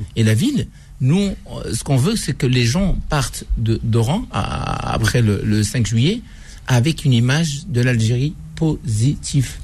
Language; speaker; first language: French; non-native, local second language; Arabic